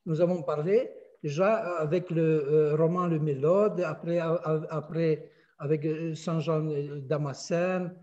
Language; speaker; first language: French; non-native, fluent; Russian